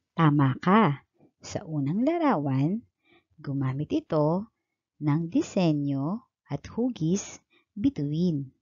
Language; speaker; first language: Filipino; native; Filipino